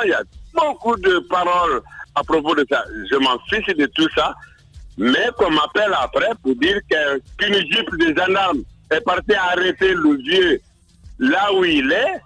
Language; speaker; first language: French; non-native, local second language; Mandingo